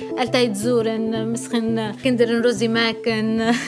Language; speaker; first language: Dutch; non-native, fluent; Arabic